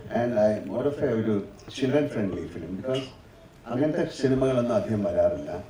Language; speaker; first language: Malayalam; native; Malayalam